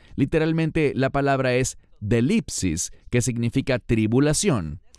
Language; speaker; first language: Spanish; non-native, fluent; Hebrew